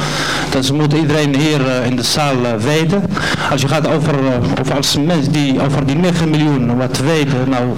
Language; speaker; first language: Dutch; non-native, learner; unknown